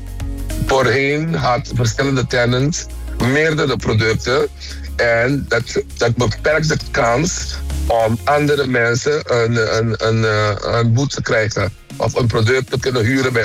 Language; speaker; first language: Dutch; non-native, local second language; Papiamento